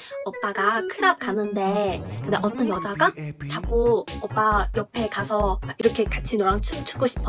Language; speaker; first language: Korean; non-native, fluent; Chinese